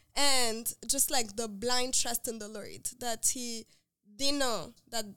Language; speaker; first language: English; non-native, local second language; Kinyarwanda